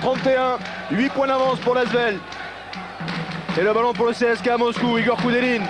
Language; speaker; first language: French; native; French